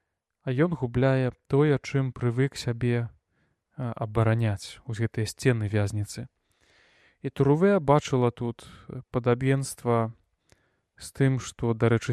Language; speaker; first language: Belarusian; non-native, local second language; Russian